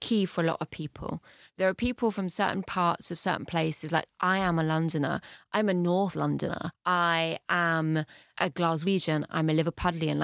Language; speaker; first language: English; early bilingual, heritage; English